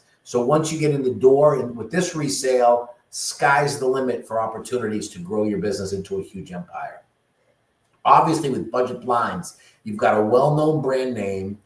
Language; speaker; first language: English; native; English